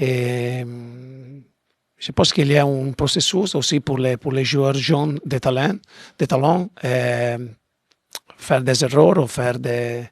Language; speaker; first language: French; non-native, learner; Italian